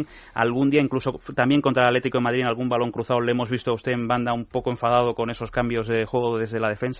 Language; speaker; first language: Spanish; native; Spanish